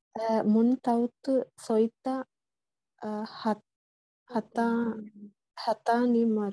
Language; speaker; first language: Finnish; non-native, learner; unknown